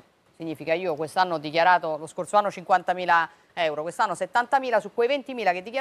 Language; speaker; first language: Italian; native; Italian